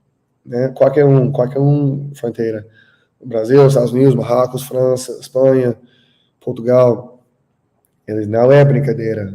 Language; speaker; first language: Portuguese; non-native, learner; English